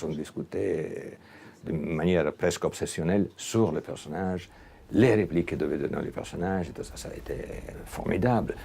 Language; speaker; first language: French; non-native, fluent; Italian